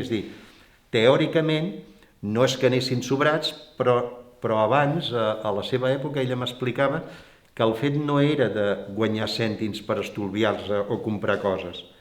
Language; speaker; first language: Catalan; non-native, local second language; Spanish